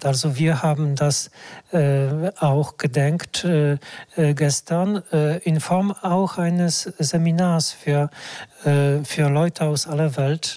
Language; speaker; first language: German; non-native, fluent; Polish